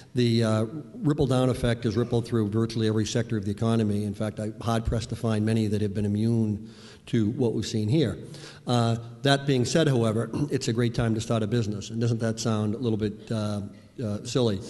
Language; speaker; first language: English; native; English